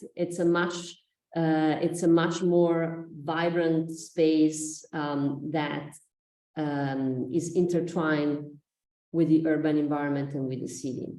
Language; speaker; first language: English; non-native, fluent; Italian